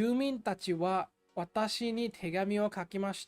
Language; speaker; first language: Japanese; non-native, learner; English